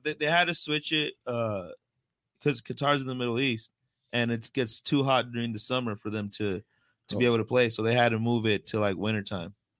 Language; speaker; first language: English; early bilingual, other home language; Spanish